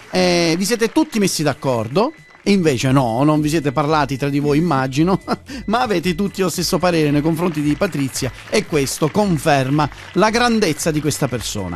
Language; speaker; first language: Italian; native; Italian